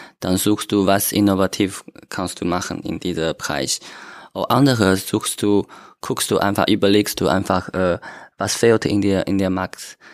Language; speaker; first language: German; non-native, learner; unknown